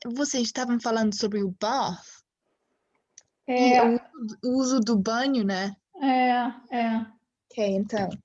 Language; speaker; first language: Portuguese; non-native, fluent; English